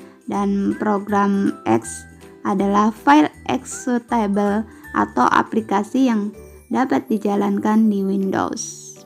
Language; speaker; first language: Indonesian; native; Indonesian